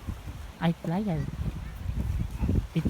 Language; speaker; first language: Spanish; non-native, learner; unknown